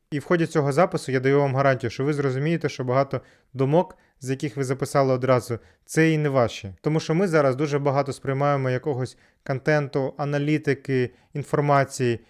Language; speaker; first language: Ukrainian; non-native, local second language; Russian